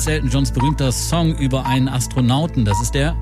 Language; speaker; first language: German; native; German